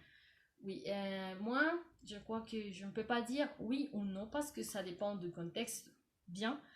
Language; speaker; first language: French; non-native, learner; Spanish